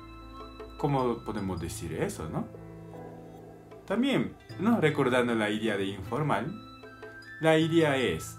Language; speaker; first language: Spanish; non-native, fluent; Japanese